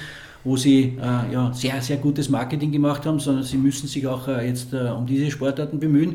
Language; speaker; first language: German; native; German